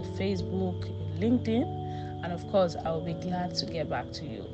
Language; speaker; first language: French; non-native, fluent; Yoruba